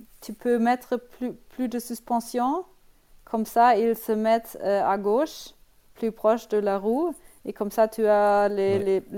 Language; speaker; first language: French; non-native, learner; German